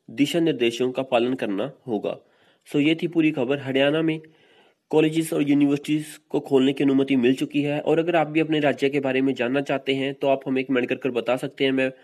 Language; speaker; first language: Hindi; non-native, local second language; Punjabi